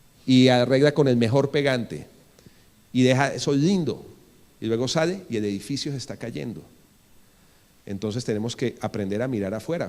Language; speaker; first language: Spanish; native; Spanish